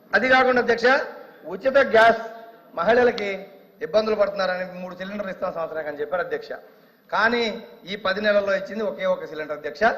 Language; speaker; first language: Telugu; native; Telugu